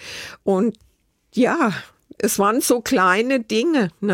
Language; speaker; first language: German; native; German